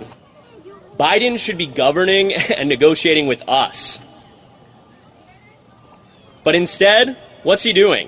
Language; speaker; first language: English; native; English